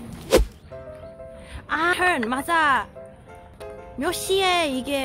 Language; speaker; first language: Korean; non-native, learner; Cantonese